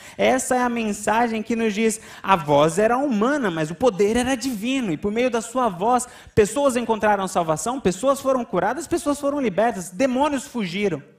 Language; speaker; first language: Portuguese; native; Portuguese